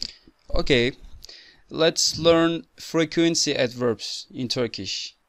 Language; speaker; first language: English; non-native, fluent; Turkish